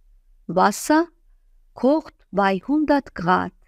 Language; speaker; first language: German; non-native, fluent; Azerbaijani